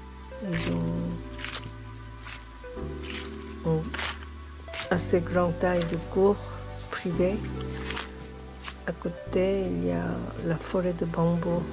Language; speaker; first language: French; non-native, learner; Korean